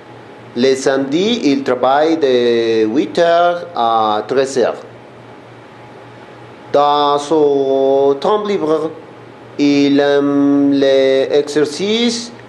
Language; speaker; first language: French; non-native, learner; Spanish